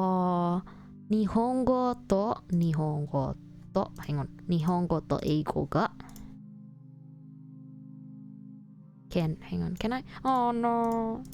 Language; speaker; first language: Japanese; non-native, learner; Indonesian